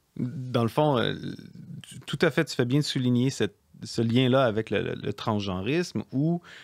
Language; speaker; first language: French; native; French